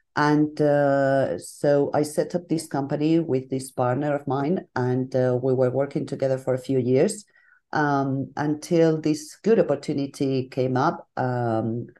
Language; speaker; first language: English; non-native, fluent; Spanish